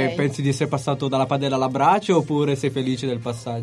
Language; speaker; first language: Italian; native; Italian